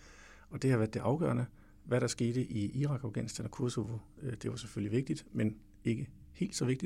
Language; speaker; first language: Danish; native; Danish